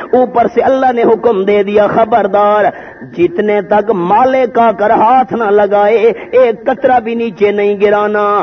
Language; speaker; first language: Urdu; native; Urdu